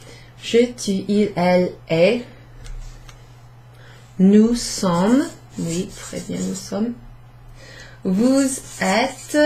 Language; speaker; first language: French; non-native, fluent; English